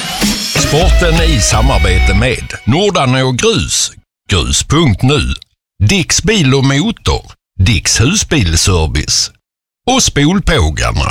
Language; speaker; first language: Swedish; native; Swedish